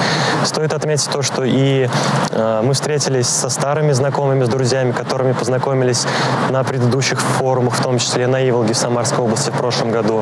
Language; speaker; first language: Russian; native; Russian